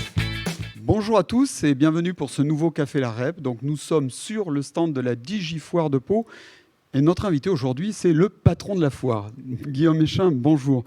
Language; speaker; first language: French; native; French